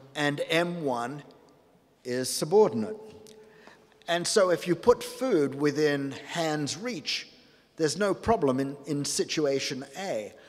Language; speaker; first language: English; native; English